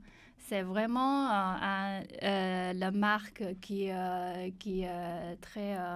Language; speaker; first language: French; non-native, learner; Chinese